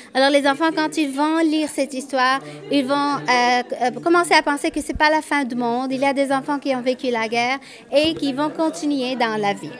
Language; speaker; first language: French; non-native, fluent; Arabic